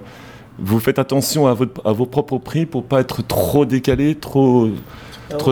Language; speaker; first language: French; native; French